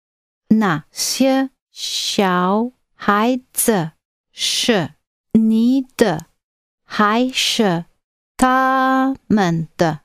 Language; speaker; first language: Chinese; non-native, learner; English